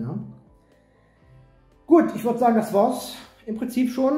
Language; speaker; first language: German; native; German